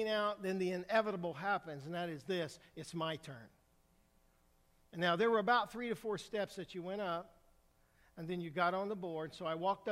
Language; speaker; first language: English; native; English